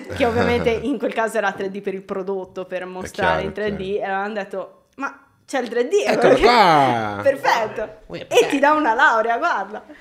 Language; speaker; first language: Italian; native; Italian